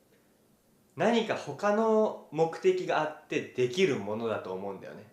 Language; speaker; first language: Japanese; native; Japanese